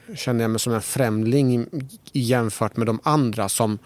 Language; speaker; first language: Swedish; early bilingual, other home language; Persian